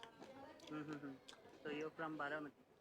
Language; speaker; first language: English; non-native, learner; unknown